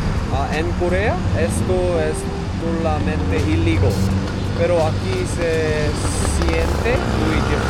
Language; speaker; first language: Spanish; non-native, learner; Korean